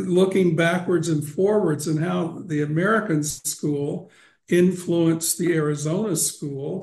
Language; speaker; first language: English; native; English